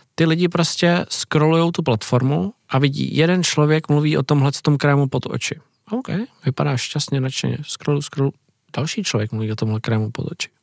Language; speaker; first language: Czech; native; Czech